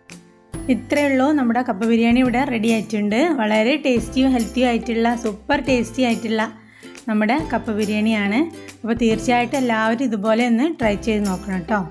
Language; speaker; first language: Malayalam; native; Malayalam